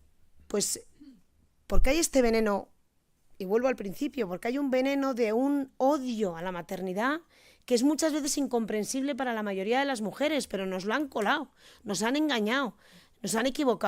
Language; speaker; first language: Spanish; native; Spanish